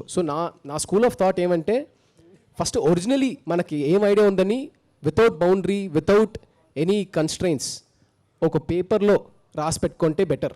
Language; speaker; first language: Telugu; early bilingual, heritage; Telugu